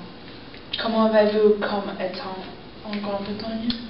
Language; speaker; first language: French; non-native, learner; English